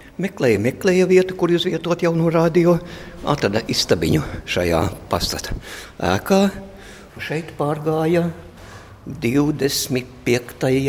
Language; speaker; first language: Latvian; native; Latvian